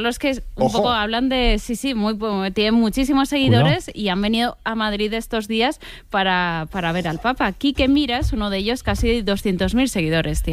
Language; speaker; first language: Spanish; native; Spanish